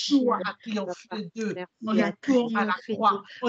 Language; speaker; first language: French; native; French